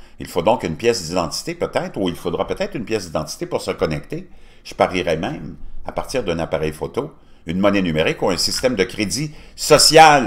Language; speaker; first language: French; native; French